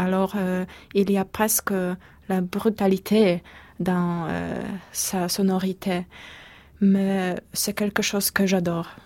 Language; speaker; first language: French; non-native, fluent; Polish